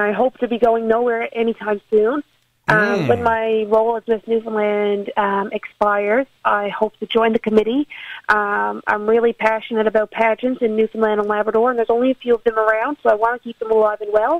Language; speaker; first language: English; native; English